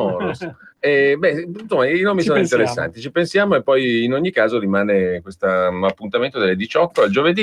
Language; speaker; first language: Italian; native; Italian